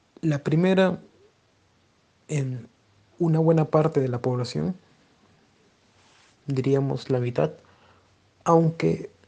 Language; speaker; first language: Spanish; native; Spanish